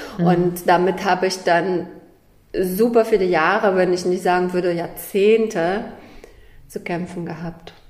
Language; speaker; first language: German; early bilingual, other home language; Russian